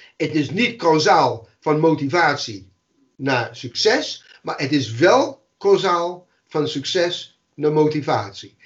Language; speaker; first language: Dutch; non-native, fluent; English